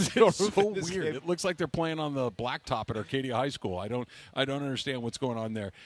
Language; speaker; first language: English; native; English